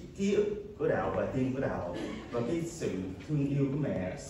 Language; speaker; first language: Vietnamese; early bilingual, heritage; Vietnamese